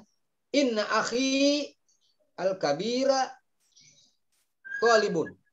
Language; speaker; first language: Arabic; non-native, fluent; Indonesian